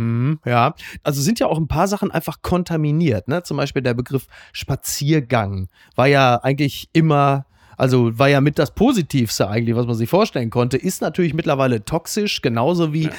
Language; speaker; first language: German; native; German